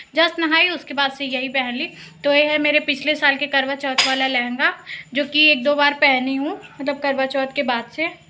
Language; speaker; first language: Hindi; native; Hindi